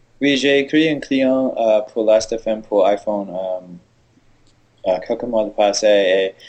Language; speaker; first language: French; non-native, learner; English